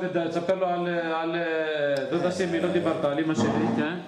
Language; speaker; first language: Hebrew; native; Hebrew